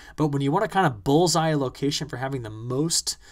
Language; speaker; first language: English; native; English